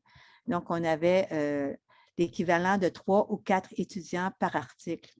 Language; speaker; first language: French; native; French